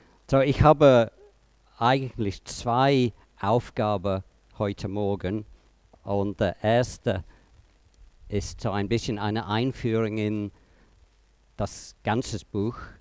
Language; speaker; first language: German; non-native, fluent; English